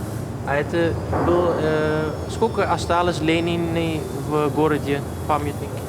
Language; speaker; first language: Russian; non-native, learner; Dutch